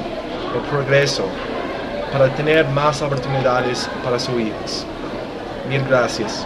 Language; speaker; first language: Spanish; non-native, fluent; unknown